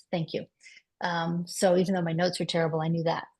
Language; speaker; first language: English; native; English